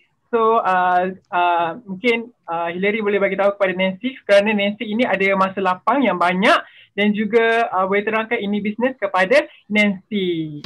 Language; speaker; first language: Malay; native; Malay